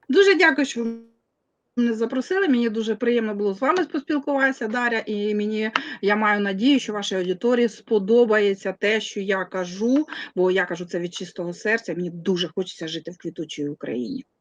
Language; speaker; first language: Ukrainian; non-native, local second language; Russian